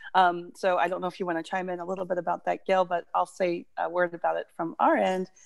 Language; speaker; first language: English; native; English